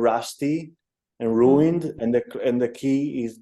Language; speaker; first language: English; non-native, fluent; Italian